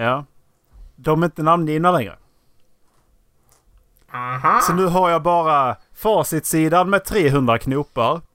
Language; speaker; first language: Swedish; native; Swedish